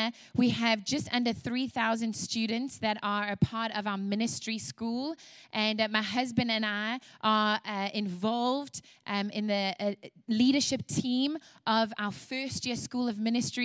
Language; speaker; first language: English; native; English